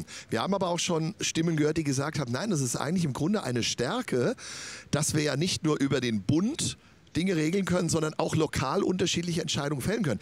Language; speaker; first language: German; native; German